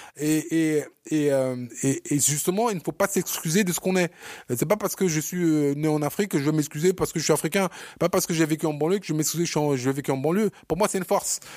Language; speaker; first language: French; early bilingual, other home language; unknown